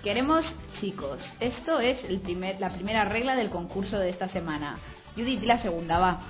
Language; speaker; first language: Spanish; native; Spanish